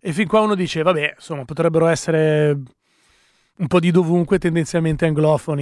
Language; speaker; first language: Italian; native; Italian